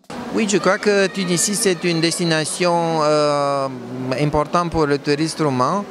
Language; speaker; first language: French; non-native, fluent; Romanian